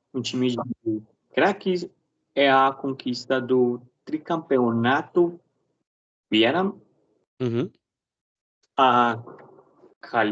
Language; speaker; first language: Portuguese; non-native, learner; Spanish